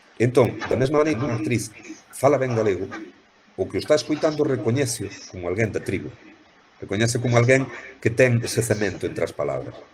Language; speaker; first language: Galician; native; Galician